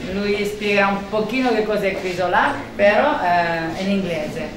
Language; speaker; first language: Italian; non-native, fluent; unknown